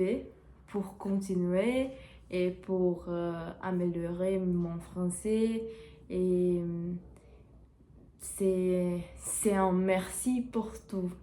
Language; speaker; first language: French; non-native, learner; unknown